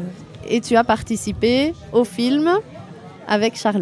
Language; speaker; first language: French; native; French